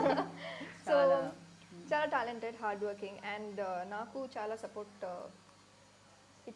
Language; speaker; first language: Telugu; non-native, learner; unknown